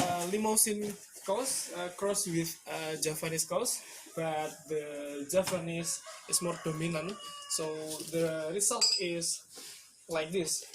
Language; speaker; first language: English; non-native, fluent; Indonesian